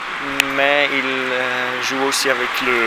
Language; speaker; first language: French; non-native, learner; German